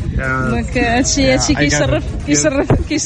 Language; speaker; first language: Arabic; native; Arabic